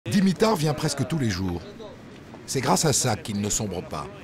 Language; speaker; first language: French; native; French